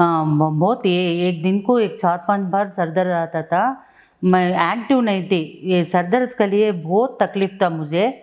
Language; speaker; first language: Hindi; non-native, local second language; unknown